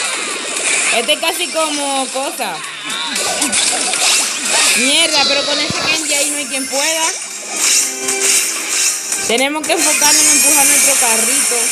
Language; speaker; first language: Spanish; native; Spanish